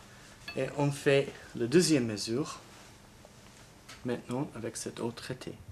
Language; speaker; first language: French; non-native, learner; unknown